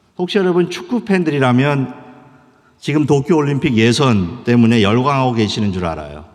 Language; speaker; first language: Korean; early bilingual, heritage; Korean